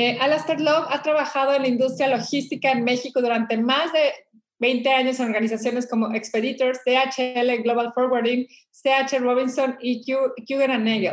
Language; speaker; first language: Spanish; native; Spanish